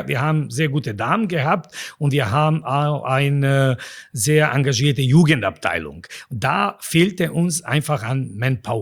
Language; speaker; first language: German; non-native, fluent; Bosnian